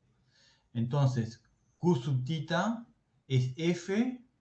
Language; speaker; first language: Spanish; native; Spanish